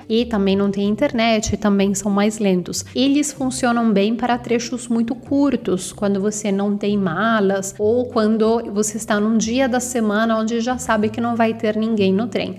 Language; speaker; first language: Portuguese; non-native, fluent; Italian